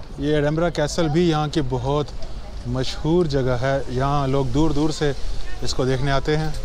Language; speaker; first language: Urdu; native; Urdu